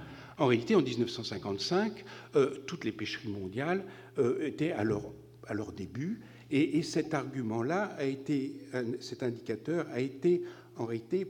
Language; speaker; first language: French; native; French